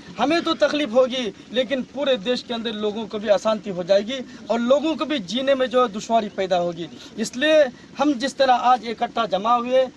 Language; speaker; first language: Urdu; native; Urdu